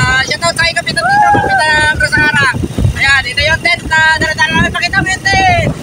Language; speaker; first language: Filipino; native; Filipino